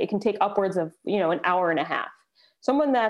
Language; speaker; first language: English; native; English